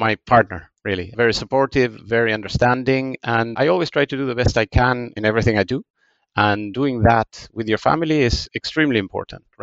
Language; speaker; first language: English; non-native, fluent; Spanish